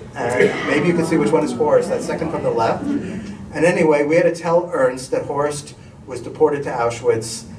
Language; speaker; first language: English; native; English